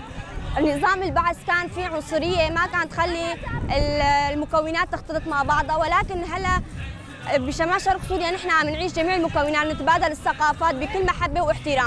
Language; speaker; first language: Arabic; non-native, local second language; Armenian